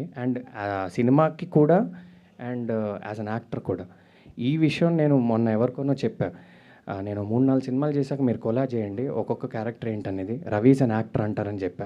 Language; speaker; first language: Telugu; native; Telugu